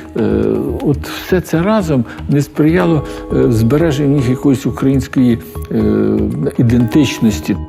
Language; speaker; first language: Ukrainian; native; Ukrainian